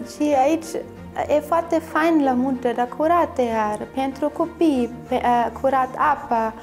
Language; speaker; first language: Romanian; non-native, learner; German